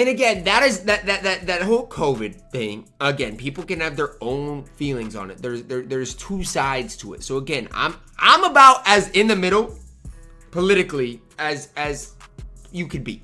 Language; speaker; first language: English; native; English